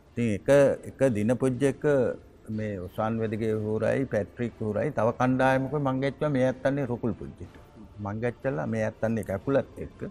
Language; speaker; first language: Sinhala; native; Sinhala